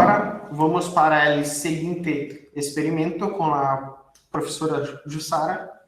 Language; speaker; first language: Spanish; non-native, fluent; Portuguese